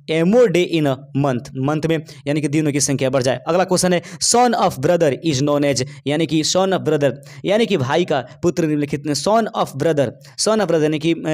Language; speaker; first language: Hindi; native; Hindi